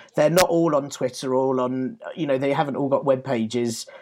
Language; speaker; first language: English; native; English